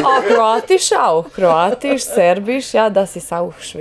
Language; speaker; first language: German; non-native, learner; Bosnian